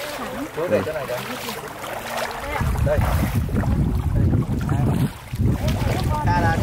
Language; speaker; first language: Chinese; non-native, learner; Vietnamese